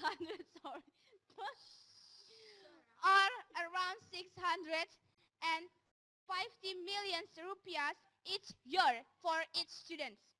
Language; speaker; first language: English; non-native, learner; Indonesian